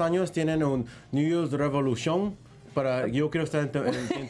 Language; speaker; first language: Spanish; early bilingual, heritage; Spanish